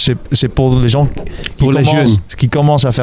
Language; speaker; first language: French; non-native, fluent; Dutch